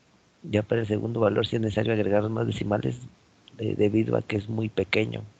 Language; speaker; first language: Spanish; native; Spanish